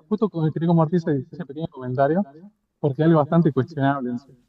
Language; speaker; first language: Spanish; native; Spanish